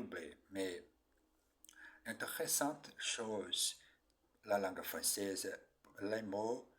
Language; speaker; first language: French; non-native, learner; Portuguese